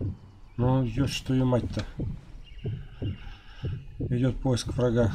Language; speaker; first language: Russian; native; Russian